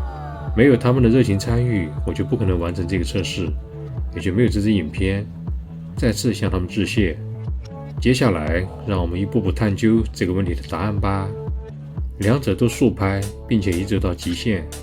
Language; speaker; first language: Chinese; native; Chinese